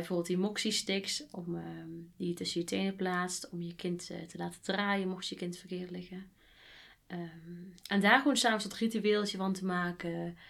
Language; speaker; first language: Dutch; native; Dutch